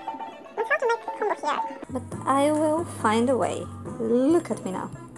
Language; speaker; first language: English; non-native, fluent; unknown